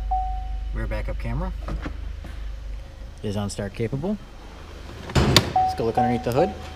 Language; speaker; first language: English; native; English